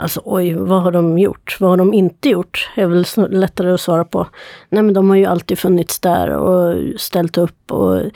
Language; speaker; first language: Swedish; native; Swedish